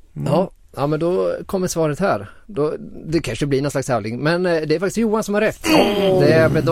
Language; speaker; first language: Swedish; native; Swedish